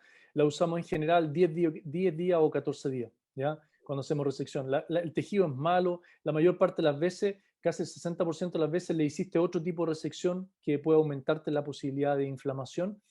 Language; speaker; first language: Spanish; native; Spanish